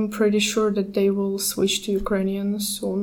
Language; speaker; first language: English; non-native, fluent; Ukrainian